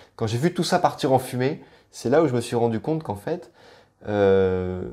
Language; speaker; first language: French; native; French